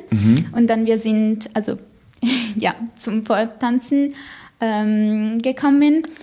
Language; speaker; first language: German; non-native, fluent; Italian